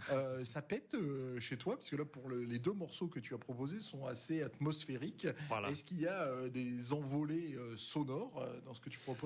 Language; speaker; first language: French; native; French